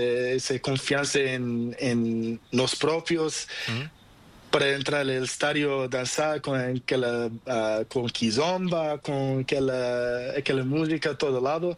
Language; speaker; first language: Spanish; non-native, learner; Portuguese